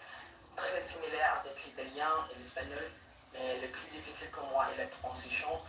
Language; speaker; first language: French; non-native, learner; Filipino